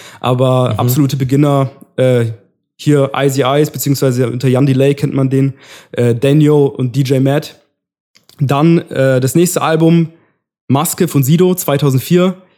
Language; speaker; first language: German; early bilingual, other home language; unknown